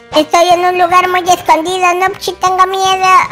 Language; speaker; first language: Spanish; native; Spanish